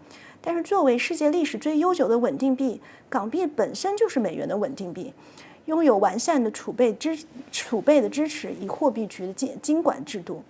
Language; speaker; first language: Chinese; native; Chinese